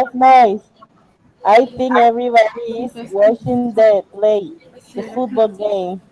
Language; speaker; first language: English; non-native, learner; Spanish